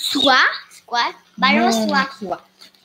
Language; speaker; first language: French; non-native, learner; Thai